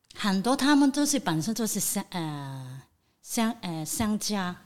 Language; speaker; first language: Chinese; non-native, fluent; Cantonese